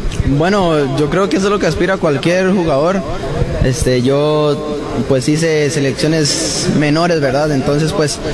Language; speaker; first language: Spanish; native; Spanish